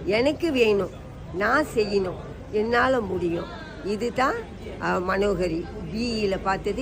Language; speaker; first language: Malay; non-native, local second language; Tamil